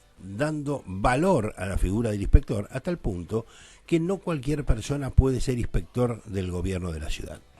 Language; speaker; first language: Spanish; native; Spanish